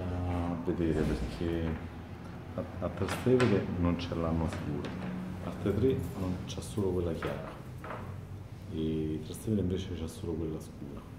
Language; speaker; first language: Italian; native; Italian